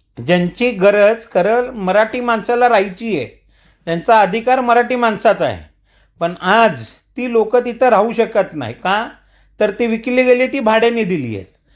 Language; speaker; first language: Marathi; non-native, local second language; Marwari